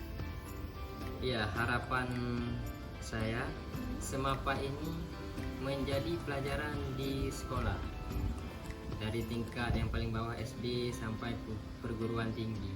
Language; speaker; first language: Indonesian; non-native, local second language; Achinese